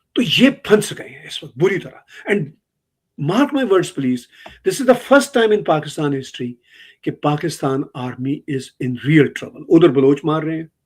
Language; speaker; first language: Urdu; native; Urdu